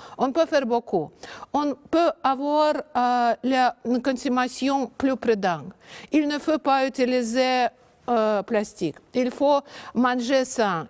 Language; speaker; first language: French; non-native, learner; Russian